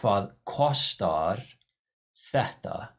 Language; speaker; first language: Icelandic; non-native, learner; English